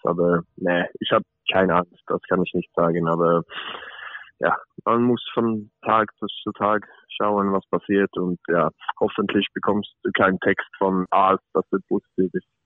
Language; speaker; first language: German; non-native, fluent; Swedish